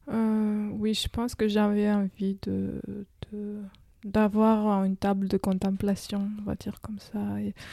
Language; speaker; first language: French; non-native, fluent; Georgian